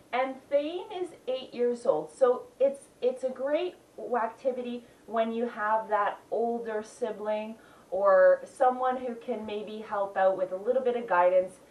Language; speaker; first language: English; native; English